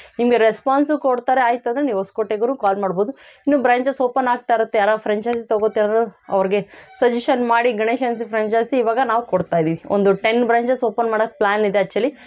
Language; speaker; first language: Kannada; native; Kannada